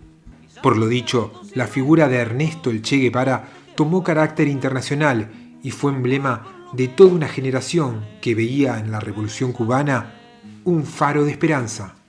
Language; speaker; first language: Spanish; native; Spanish